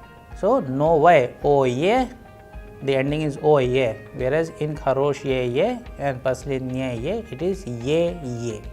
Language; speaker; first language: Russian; non-native, fluent; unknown